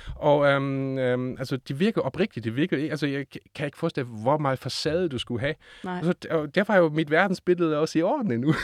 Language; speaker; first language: Danish; non-native, fluent; German